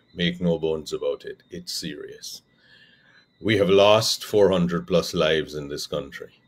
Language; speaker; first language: English; native; English